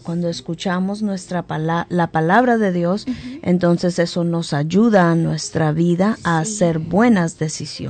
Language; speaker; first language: Spanish; early bilingual, heritage; English